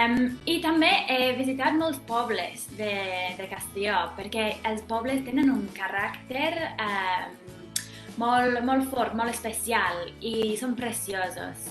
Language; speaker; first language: Catalan; non-native, fluent; English